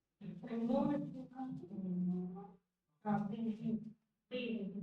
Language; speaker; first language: French; non-native, learner; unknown